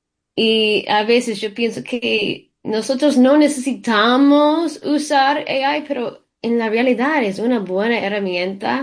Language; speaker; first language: Spanish; early bilingual, heritage; Spanish